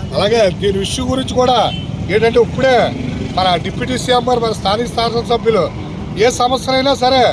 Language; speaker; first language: Telugu; native; Telugu